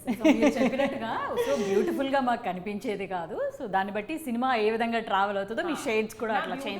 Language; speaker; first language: Telugu; native; Telugu